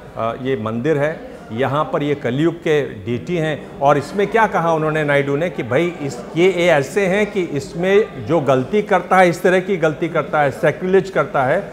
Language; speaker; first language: Hindi; native; Hindi